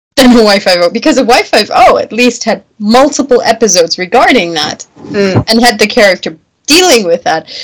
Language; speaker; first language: English; non-native, fluent; German